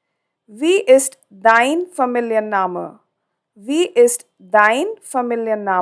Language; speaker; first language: German; non-native, fluent; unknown